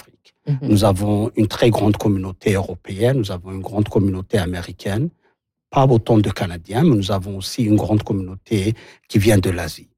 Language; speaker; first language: French; non-native, local second language; Somali